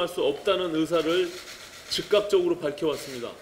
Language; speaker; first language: Korean; native; Korean